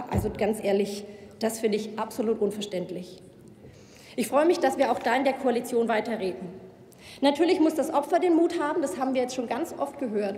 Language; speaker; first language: German; native; German